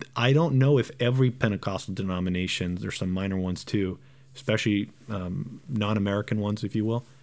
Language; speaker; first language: English; early bilingual, other home language; Romanian